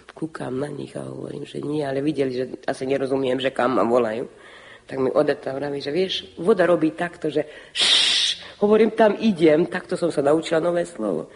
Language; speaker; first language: Slovak; early bilingual, heritage; Slovak